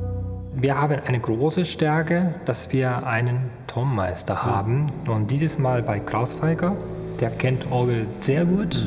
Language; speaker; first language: German; non-native, fluent; Japanese